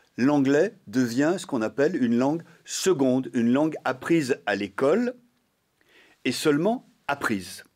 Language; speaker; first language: French; native; French